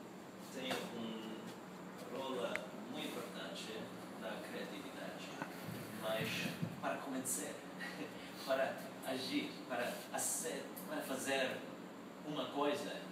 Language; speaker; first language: Portuguese; non-native, learner; Spanish